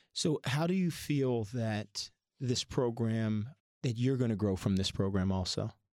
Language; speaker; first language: English; native; English